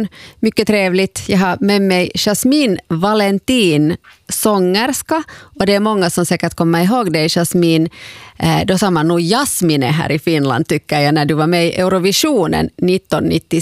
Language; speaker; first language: Swedish; native; Swedish